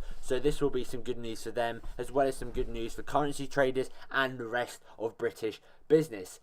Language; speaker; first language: English; native; English